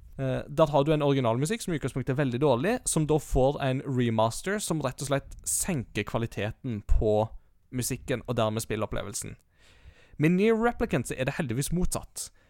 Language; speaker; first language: Norwegian; native; Norwegian